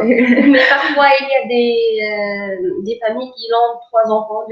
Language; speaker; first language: French; non-native, local second language; Arabic